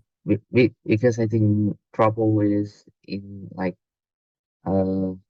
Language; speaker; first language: English; non-native, learner; Vietnamese